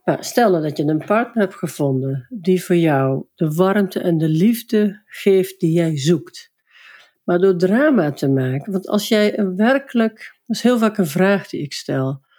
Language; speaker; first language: Dutch; native; Dutch